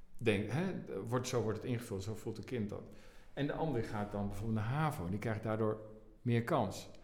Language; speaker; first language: Dutch; native; Dutch